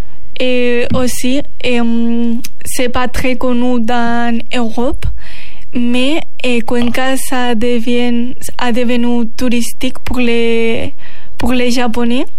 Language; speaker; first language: French; non-native, learner; Spanish